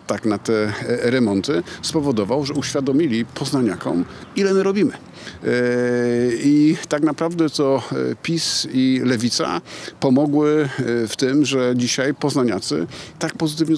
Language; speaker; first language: Polish; native; Polish